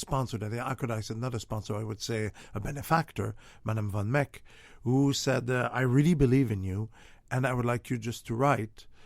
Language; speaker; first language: English; non-native, fluent; French